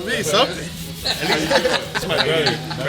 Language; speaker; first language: English; native; English